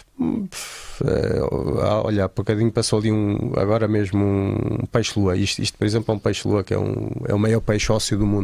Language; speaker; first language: Portuguese; native; Portuguese